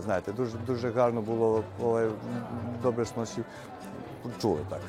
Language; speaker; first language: Ukrainian; early bilingual, heritage; Ukrainian